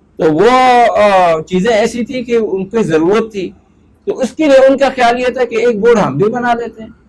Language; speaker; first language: Urdu; non-native, local second language; Pashto